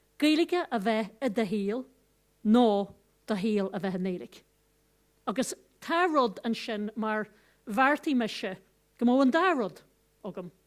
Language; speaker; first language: Irish; non-native, local second language; English